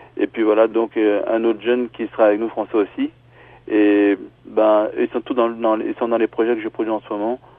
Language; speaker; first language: French; early bilingual, other home language; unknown